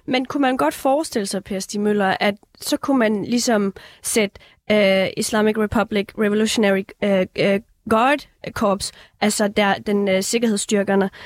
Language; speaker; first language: Danish; early bilingual, other home language; Persian